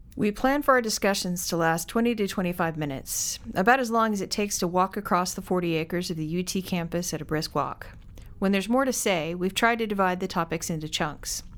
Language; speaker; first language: English; native; English